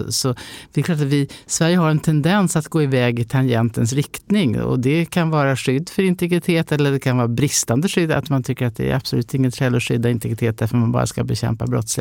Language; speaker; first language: Swedish; native; Swedish